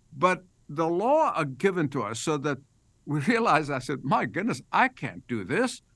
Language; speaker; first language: English; non-native, fluent; Arabic